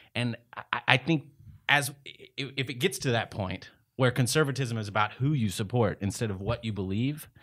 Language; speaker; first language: English; native; English